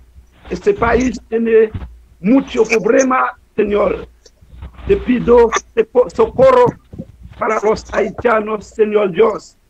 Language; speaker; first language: Spanish; non-native, learner; Haitian Creole